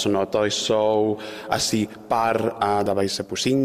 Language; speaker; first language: Czech; non-native, learner; Spanish